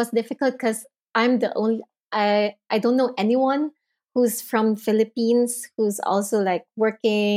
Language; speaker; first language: English; non-native, local second language; Filipino